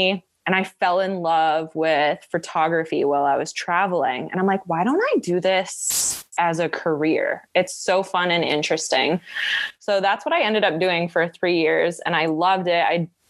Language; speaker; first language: English; native; English